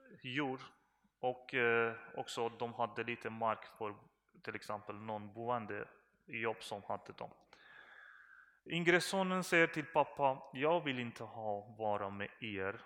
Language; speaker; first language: Swedish; non-native, learner; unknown